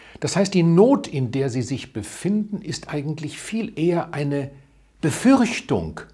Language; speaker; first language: German; native; German